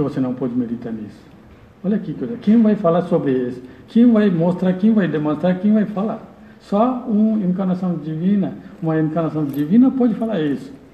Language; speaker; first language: Portuguese; non-native, learner; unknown